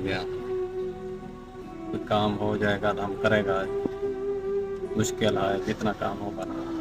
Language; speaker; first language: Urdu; non-native, local second language; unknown